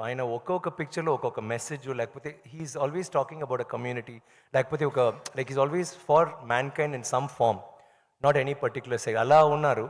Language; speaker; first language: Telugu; non-native, learner; Tamil